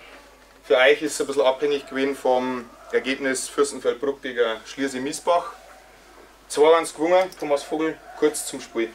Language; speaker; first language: German; native; German